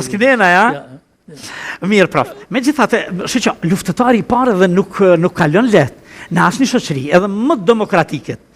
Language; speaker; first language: Albanian; native; Albanian